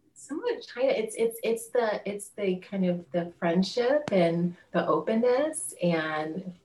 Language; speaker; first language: English; native; English